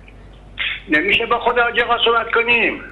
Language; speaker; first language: Persian; native; Persian